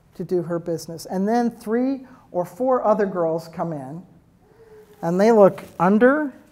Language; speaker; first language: English; native; English